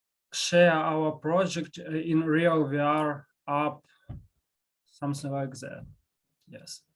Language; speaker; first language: English; non-native, learner; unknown